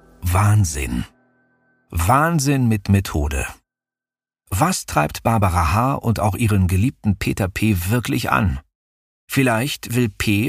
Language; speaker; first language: German; native; German